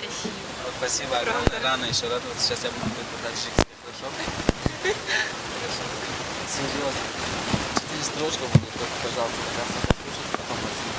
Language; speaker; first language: Russian; non-native, local second language; Tajik